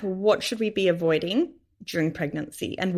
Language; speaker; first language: English; native; English